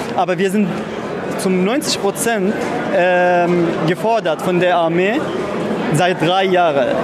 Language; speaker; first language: German; non-native, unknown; Arabic